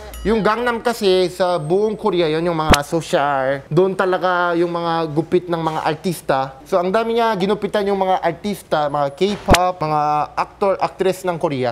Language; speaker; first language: Filipino; non-native, fluent; Korean